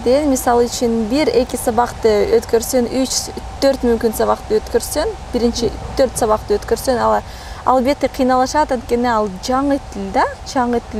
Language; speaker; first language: Kyrgyz; early bilingual, other home language; Russian